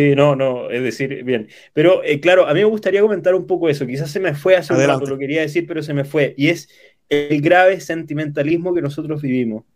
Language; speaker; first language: Spanish; native; Spanish